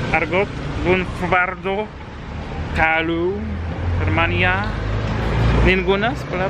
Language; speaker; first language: Spanish; non-native, learner; English